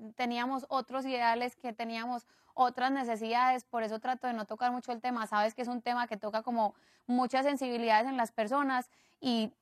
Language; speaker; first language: Spanish; native; Spanish